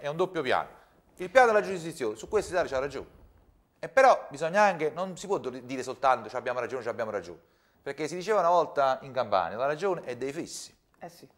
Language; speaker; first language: Italian; native; Italian